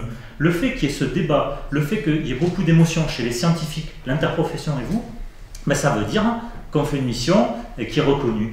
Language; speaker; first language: French; native; French